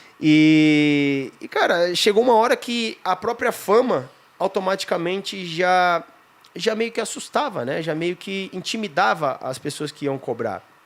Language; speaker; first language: Portuguese; native; Portuguese